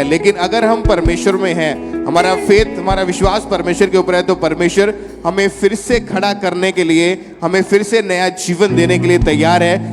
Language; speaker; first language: Hindi; native; Hindi